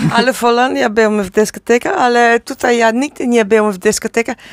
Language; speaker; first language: Polish; non-native, learner; Dutch